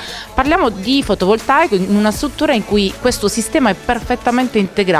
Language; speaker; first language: Italian; native; Italian